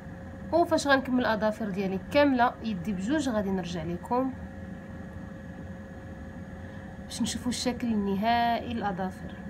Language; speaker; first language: Arabic; native; Arabic